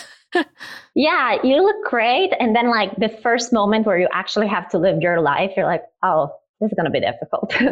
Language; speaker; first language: English; early bilingual, other home language; Italian